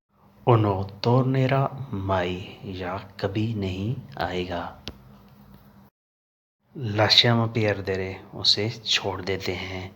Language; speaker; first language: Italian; non-native, learner; Urdu